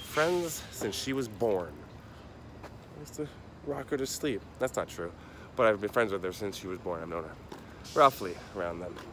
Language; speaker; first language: English; native; English